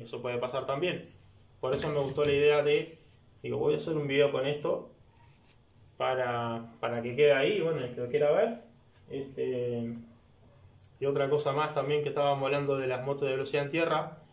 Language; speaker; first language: Spanish; native; Spanish